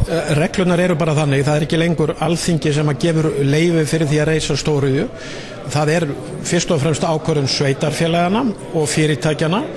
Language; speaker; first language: Icelandic; native; Icelandic